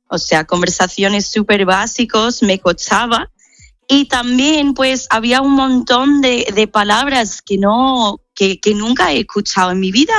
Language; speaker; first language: Spanish; non-native, fluent; English